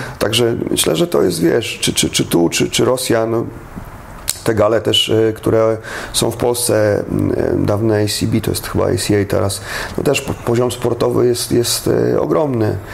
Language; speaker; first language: Polish; native; Polish